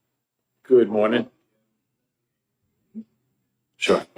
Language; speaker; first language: English; native; English